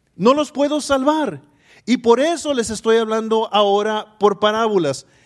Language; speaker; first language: Spanish; early bilingual, heritage; English